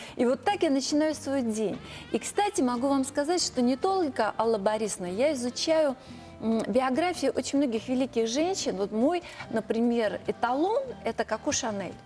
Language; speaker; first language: Russian; native; Russian